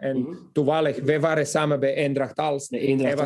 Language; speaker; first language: Dutch; non-native, fluent; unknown